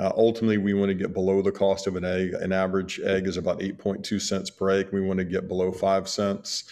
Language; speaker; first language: English; native; English